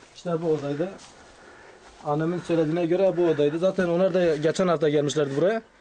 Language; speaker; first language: Turkish; non-native, local second language; Kurdish